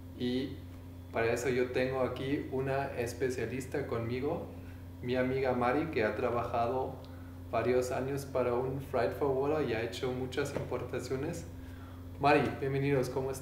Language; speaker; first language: Spanish; non-native, learner; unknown